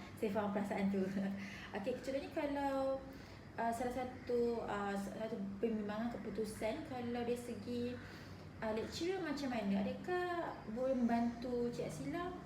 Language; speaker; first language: Malay; native; Malay